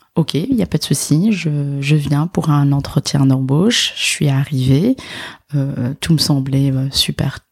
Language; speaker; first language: French; non-native, local second language; Arabic